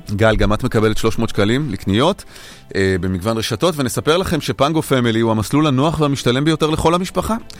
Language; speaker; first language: Hebrew; native; Hebrew